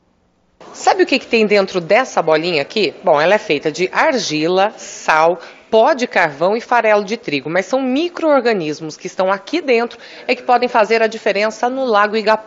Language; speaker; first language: Portuguese; native; Portuguese